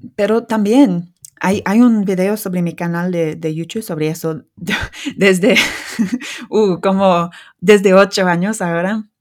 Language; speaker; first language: Spanish; non-native, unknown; English